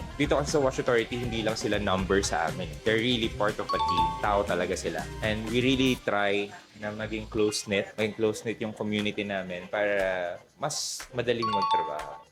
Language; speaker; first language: Filipino; native; Filipino